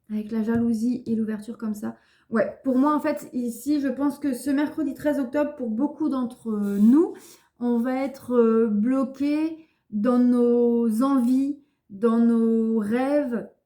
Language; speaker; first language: French; native; French